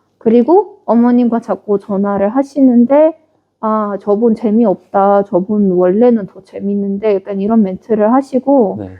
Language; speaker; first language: Korean; native; Korean